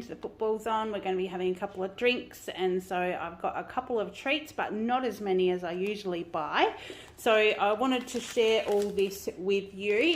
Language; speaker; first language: English; native; English